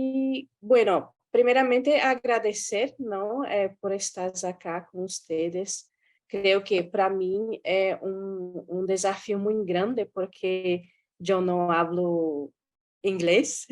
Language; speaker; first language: Spanish; non-native, learner; Portuguese